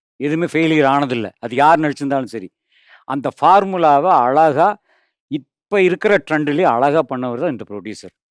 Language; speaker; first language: Tamil; native; Tamil